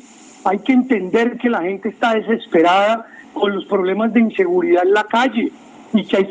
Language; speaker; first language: Spanish; native; Spanish